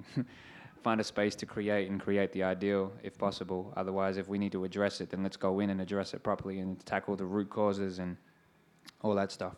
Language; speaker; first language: English; native; English